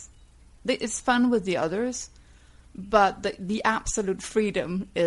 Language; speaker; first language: English; non-native, fluent; Danish